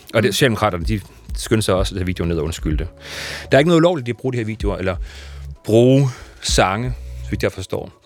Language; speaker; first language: Danish; native; Danish